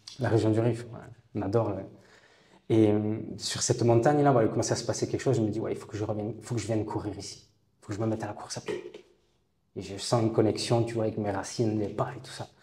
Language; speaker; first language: French; native; French